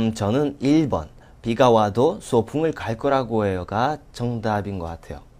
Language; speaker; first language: Korean; non-native, fluent; Russian